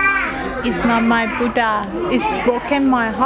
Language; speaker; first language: English; non-native, learner; Thai